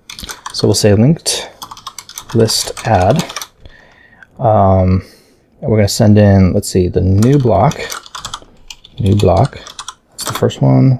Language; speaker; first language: English; native; English